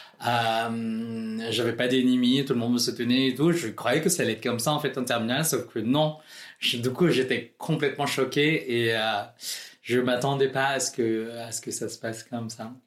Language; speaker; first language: French; non-native, fluent; Filipino